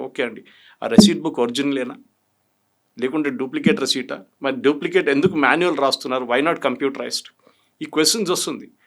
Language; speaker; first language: Telugu; non-native, fluent; Malayalam